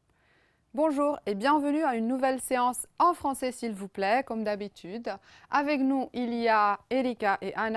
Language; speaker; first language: French; non-native, fluent; Romanian